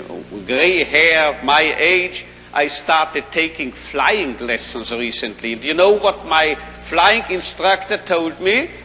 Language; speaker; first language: English; non-native, fluent; German